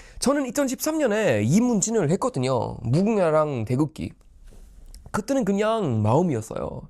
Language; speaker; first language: Korean; non-native, fluent; Swedish